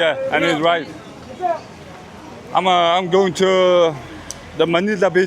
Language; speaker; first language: English; non-native, learner; Mongolian